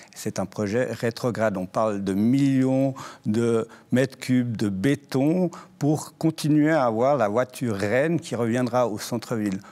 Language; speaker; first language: French; native; French